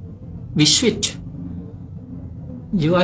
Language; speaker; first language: English; non-native, fluent; Indonesian